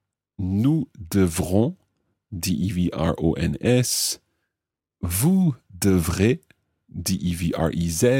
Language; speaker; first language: French; non-native, fluent; English